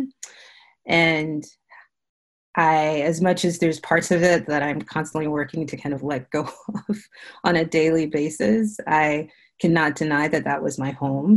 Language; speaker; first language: English; native; English